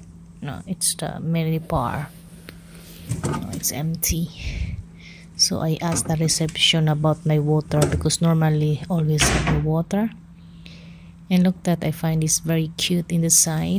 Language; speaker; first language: English; non-native, local second language; Filipino